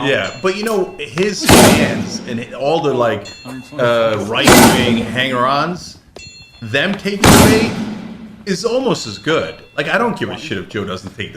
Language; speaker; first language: English; native; English